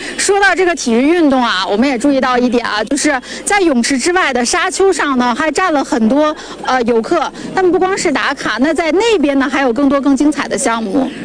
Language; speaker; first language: Chinese; native; Chinese